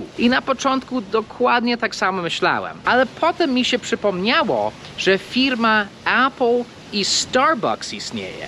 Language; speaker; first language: Polish; non-native, fluent; English